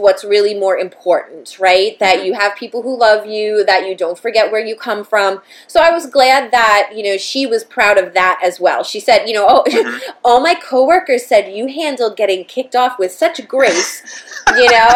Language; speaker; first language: English; native; English